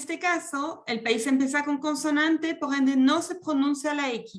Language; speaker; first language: Spanish; non-native, fluent; French